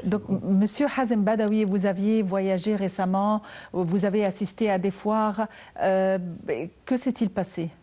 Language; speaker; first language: French; non-native, local second language; Arabic